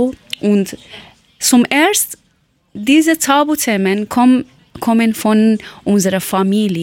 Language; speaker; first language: German; non-native, learner; Persian